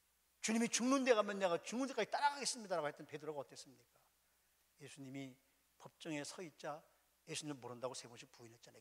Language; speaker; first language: Korean; native; Korean